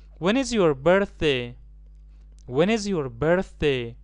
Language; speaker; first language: English; non-native, fluent; Persian